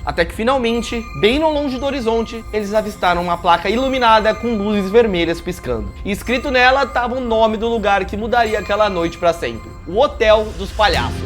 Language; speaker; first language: Portuguese; native; Portuguese